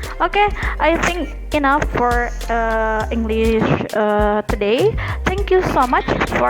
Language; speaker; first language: English; non-native, learner; Indonesian